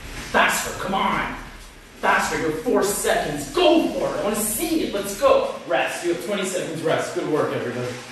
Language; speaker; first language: English; native; English